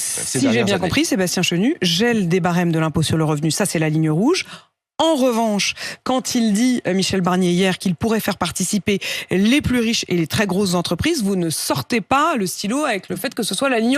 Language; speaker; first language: French; native; French